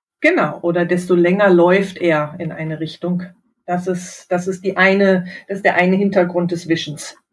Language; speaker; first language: German; native; German